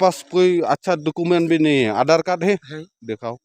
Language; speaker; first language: Hindi; non-native, local second language; Khasi